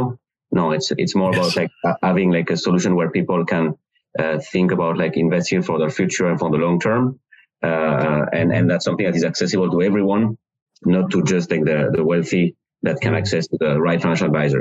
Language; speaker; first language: English; non-native, fluent; French